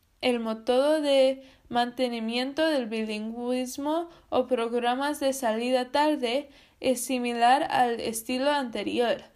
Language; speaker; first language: Spanish; non-native, fluent; English